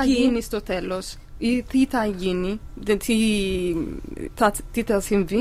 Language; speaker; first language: Greek; non-native, learner; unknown